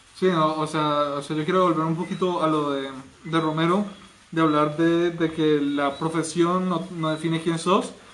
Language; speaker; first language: Spanish; native; Spanish